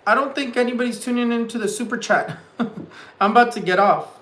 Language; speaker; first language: English; early bilingual, other home language; Spanish